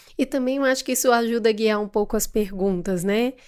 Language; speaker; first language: Portuguese; native; Portuguese